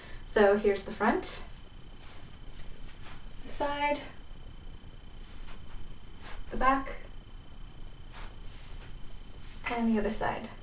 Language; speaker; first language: English; native; English